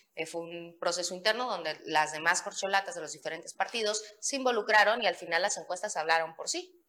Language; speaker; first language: Spanish; native; Spanish